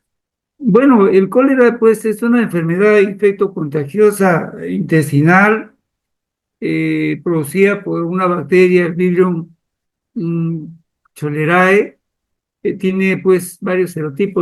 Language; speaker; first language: Spanish; native; Spanish